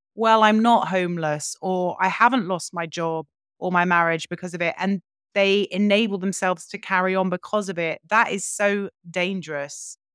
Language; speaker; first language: English; native; English